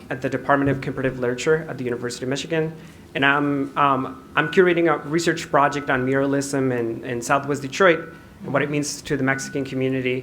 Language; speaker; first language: English; non-native, fluent; Spanish